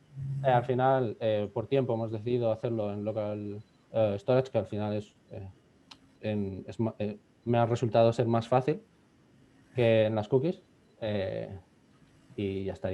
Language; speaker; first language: Spanish; native; Spanish